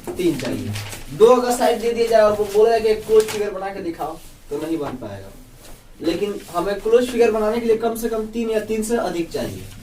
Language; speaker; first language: Hindi; native; Hindi